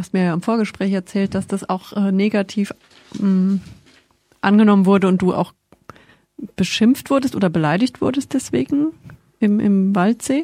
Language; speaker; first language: German; native; German